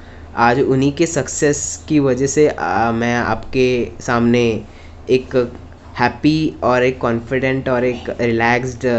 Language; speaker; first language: Hindi; native; Hindi